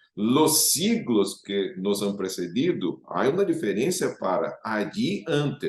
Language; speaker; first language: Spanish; non-native, fluent; Portuguese